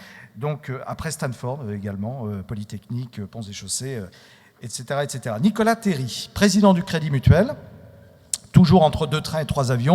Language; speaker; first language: French; native; French